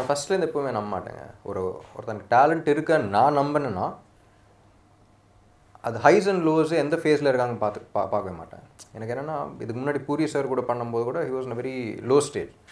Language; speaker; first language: Tamil; non-native, local second language; Telugu